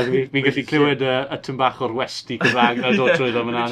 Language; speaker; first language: Welsh; native; Welsh